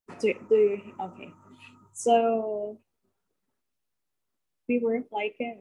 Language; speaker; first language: English; non-native, learner; Thai